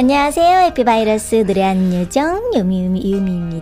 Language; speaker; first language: Korean; native; Korean